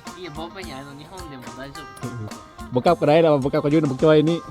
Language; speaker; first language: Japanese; non-native, learner; Lao